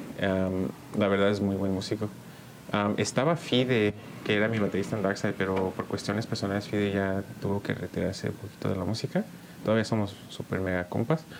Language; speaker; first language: Spanish; early bilingual, heritage; Spanish